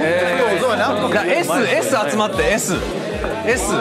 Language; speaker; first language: Japanese; native; Japanese